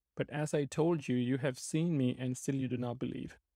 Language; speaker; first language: English; non-native, local second language; Malayalam